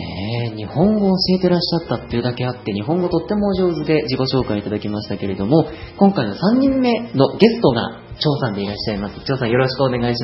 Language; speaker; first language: Japanese; native; Japanese